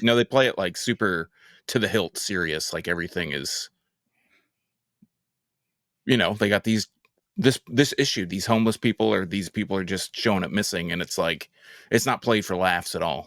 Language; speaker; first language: English; native; English